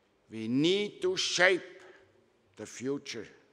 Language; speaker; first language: English; non-native, fluent; German